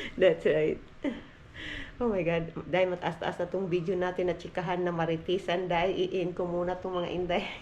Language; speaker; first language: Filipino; non-native, local second language; Cebuano